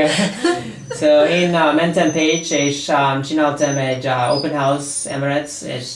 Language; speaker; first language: Hungarian; non-native, learner; English